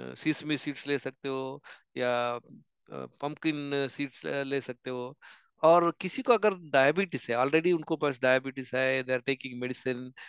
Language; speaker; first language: Hindi; non-native, local second language; Telugu